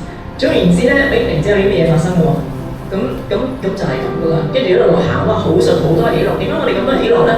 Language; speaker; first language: Cantonese; native; Cantonese